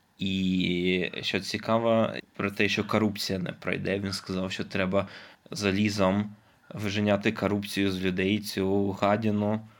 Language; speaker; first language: Ukrainian; non-native, local second language; Russian